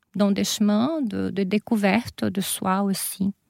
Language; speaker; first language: French; non-native, fluent; Portuguese